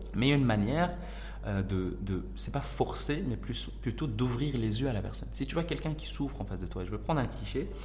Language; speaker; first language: French; non-native, local second language; Arabic